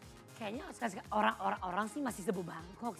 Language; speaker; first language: Indonesian; non-native, fluent; Thai